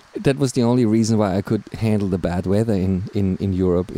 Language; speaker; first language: English; non-native, fluent; German